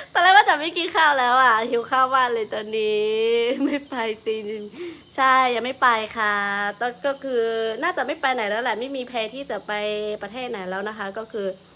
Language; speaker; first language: Thai; non-native, local second language; Lahu